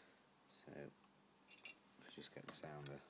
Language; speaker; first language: English; native; English